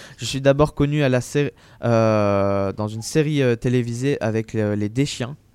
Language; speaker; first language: French; native; French